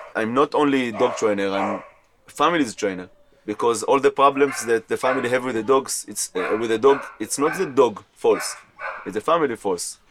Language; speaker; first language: English; non-native, fluent; Hebrew